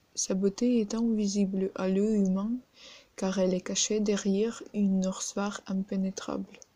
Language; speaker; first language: French; non-native, learner; Ukrainian